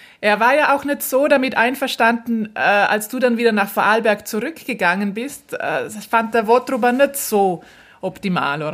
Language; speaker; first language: German; native; German